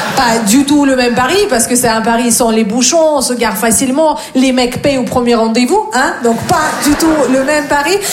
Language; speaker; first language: French; non-native, fluent; Russian